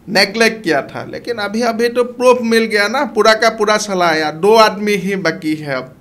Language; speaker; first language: Hindi; non-native, local second language; Assamese